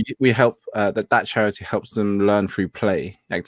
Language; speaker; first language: English; native; English